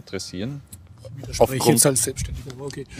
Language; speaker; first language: German; native; German